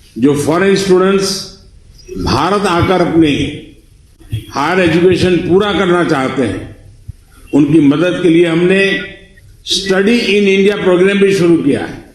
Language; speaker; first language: Hindi; non-native, local second language; Gujarati